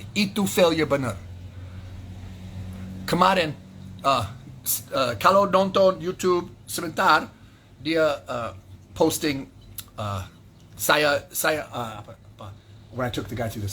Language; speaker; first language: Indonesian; non-native, fluent; English